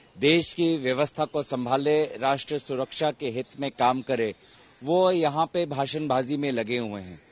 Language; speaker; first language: Hindi; non-native, local second language; Assamese